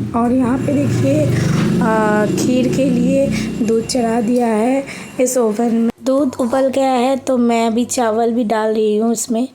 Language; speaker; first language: Hindi; non-native, local second language; Bangla